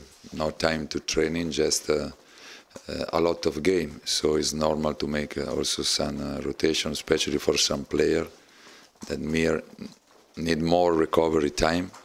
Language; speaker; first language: English; non-native, learner; Italian